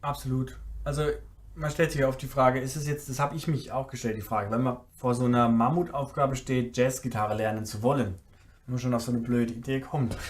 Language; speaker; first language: German; native; German